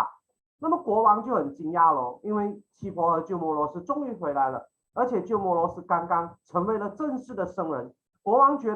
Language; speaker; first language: Chinese; native; Chinese